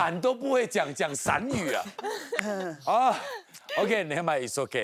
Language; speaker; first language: Chinese; native; Chinese